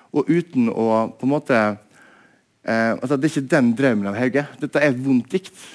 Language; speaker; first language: Norwegian; native; Norwegian